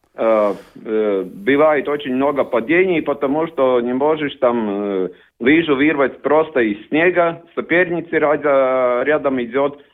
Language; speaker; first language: Russian; non-native, learner; Latvian